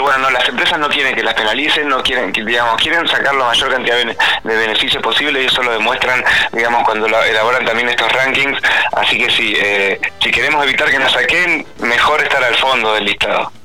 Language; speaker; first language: Spanish; native; Spanish